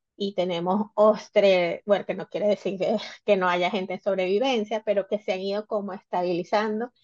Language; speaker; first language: Spanish; native; Spanish